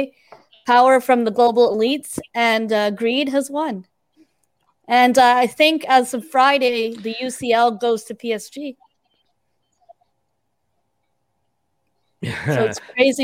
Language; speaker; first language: English; native; English